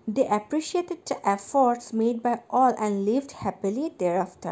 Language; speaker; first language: English; non-native, local second language; Assamese